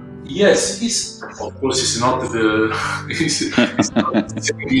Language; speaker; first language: English; non-native, learner; Italian